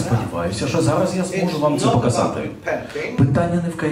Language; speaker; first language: Ukrainian; native; Ukrainian